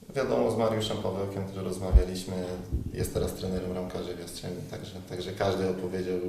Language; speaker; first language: Polish; native; Polish